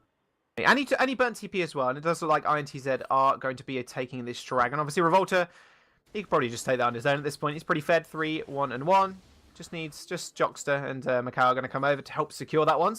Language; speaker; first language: English; native; English